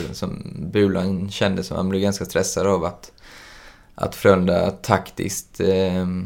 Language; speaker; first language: Swedish; native; Swedish